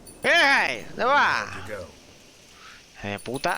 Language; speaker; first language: Spanish; native; Spanish